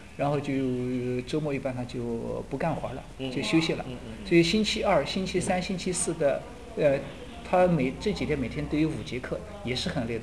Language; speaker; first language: Chinese; native; Chinese